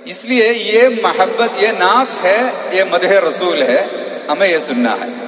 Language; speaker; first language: Hindi; non-native, local second language; Malayalam